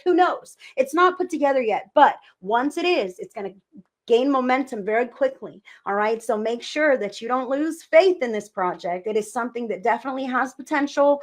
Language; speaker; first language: English; native; English